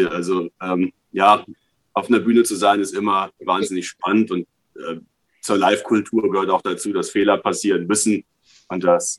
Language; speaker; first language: German; native; German